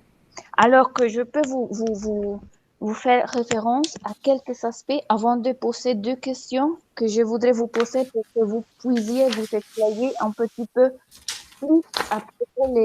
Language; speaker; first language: French; non-native, fluent; Spanish